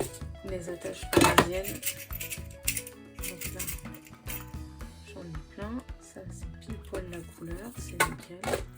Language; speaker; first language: French; native; French